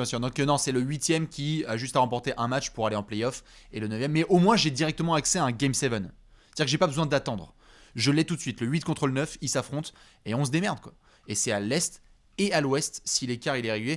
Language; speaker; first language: French; native; French